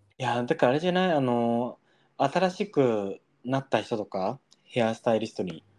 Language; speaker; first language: Japanese; early bilingual, heritage; Japanese